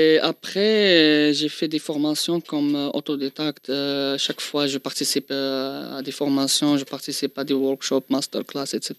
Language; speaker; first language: French; non-native, local second language; Arabic